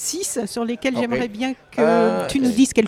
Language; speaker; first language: French; native; French